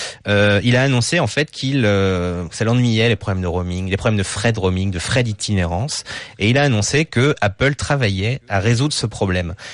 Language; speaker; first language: French; native; French